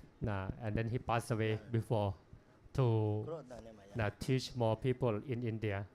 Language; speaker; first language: English; non-native, learner; Thai